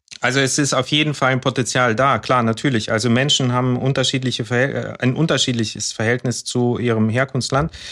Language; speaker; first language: German; early bilingual, other home language; Russian